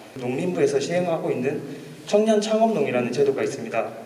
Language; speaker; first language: Korean; native; Korean